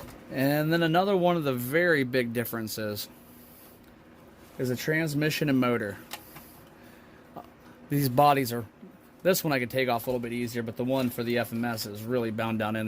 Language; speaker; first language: English; native; English